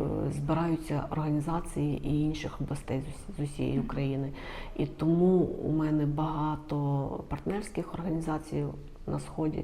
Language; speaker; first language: Ukrainian; native; Ukrainian